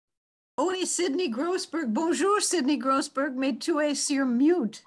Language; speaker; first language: French; non-native, fluent; English